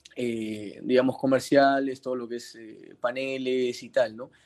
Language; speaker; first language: Spanish; native; Spanish